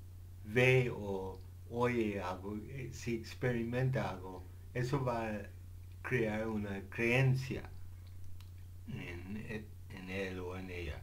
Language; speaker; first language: Spanish; non-native, fluent; English